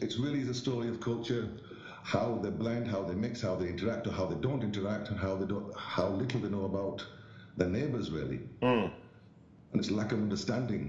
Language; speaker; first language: English; native; English